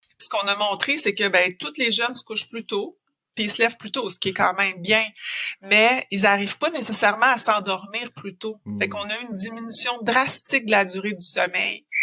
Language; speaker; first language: French; native; French